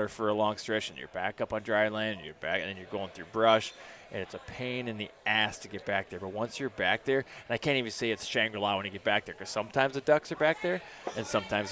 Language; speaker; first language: English; native; English